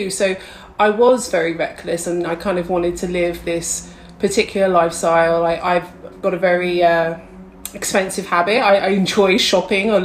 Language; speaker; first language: English; native; English